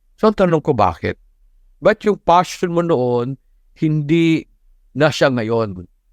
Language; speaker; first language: Filipino; non-native, local second language; Cebuano